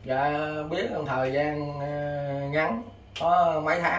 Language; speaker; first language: Vietnamese; native; Vietnamese